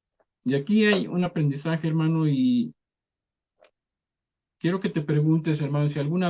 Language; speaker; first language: Spanish; native; Spanish